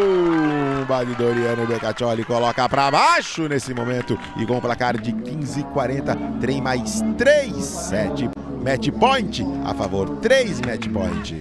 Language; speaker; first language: Portuguese; native; Portuguese